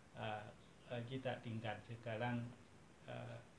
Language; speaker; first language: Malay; non-native, fluent; Thai